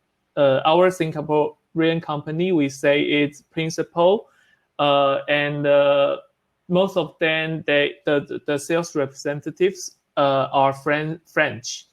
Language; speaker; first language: English; non-native, learner; Chinese